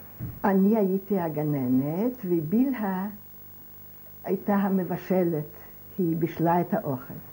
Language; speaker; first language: Hebrew; non-native, fluent; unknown